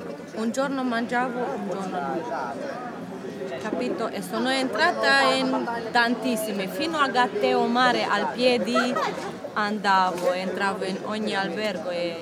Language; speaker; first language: Italian; non-native, learner; Romanian